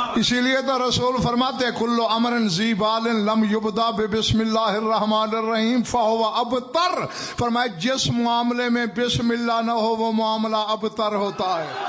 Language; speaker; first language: Urdu; non-native, local second language; Saraiki